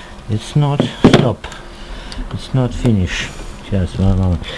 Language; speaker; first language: English; non-native, learner; Russian